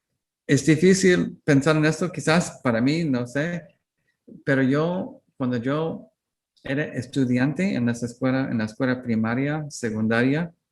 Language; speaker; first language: Spanish; non-native, learner; English